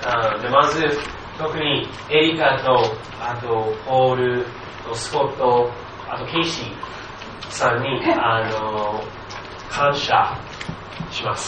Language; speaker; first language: Japanese; non-native, fluent; English